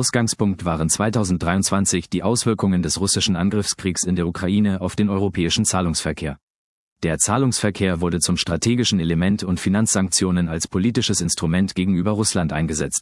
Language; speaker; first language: German; native; German